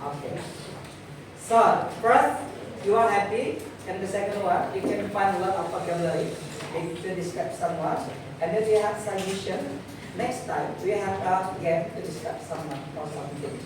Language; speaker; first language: English; non-native, fluent; Indonesian